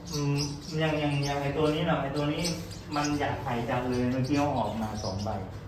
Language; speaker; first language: Thai; native; Thai